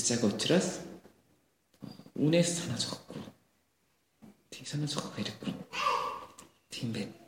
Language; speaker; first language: Mongolian; non-native, fluent; Korean